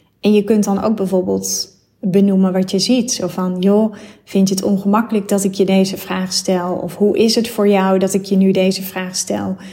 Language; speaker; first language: Dutch; native; Dutch